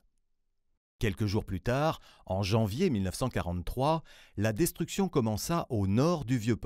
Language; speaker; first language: French; native; French